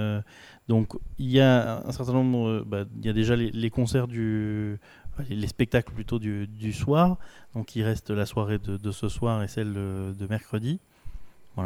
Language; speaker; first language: French; native; French